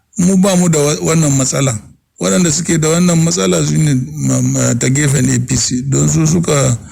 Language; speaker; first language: Hausa; non-native, local second language; Fula